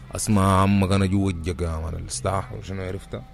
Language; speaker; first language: Arabic; early bilingual, heritage; Arabic